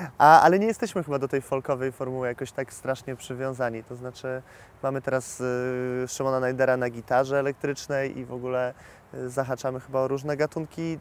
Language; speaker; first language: Polish; early bilingual, heritage; Polish